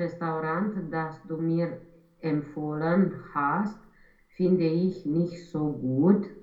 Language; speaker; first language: German; non-native, learner; Romanian